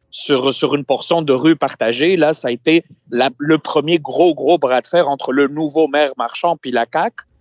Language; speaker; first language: French; non-native, local second language; Arabic